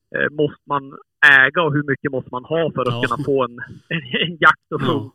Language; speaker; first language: Swedish; native; Swedish